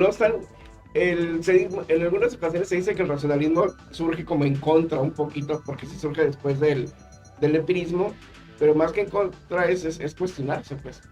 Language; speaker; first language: Spanish; native; Spanish